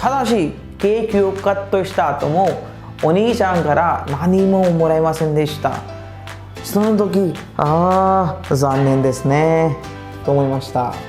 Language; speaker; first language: Japanese; non-native, learner; Hindi